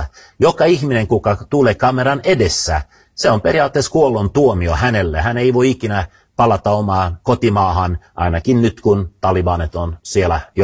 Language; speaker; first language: Finnish; early bilingual, other home language; Swedish